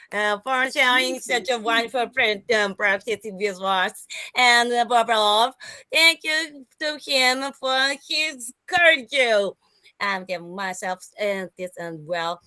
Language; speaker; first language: English; non-native, learner; Japanese